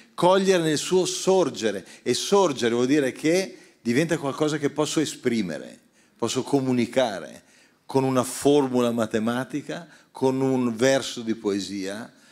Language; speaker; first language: Italian; native; Italian